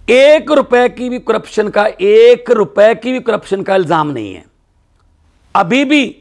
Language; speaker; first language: Hindi; non-native, local second language; Punjabi